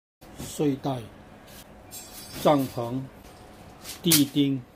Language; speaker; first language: Chinese; non-native, local second language; Cantonese